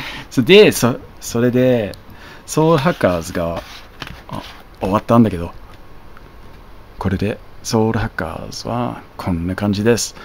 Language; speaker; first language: Japanese; non-native, fluent; English